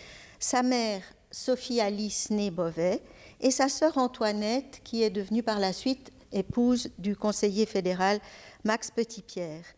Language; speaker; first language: French; native; French